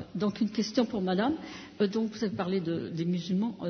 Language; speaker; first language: French; non-native, fluent; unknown